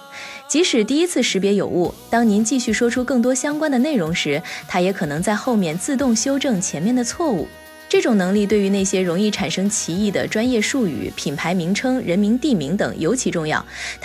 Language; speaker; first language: Chinese; native; Chinese